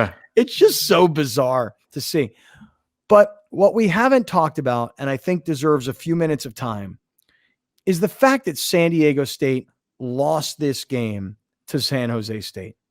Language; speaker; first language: English; native; English